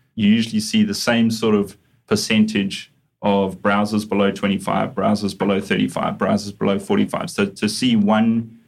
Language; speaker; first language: English; native; English